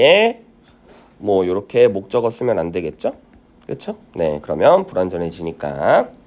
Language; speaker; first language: Korean; native; Korean